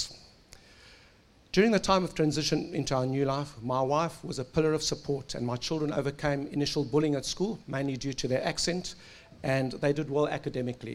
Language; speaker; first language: English; native; English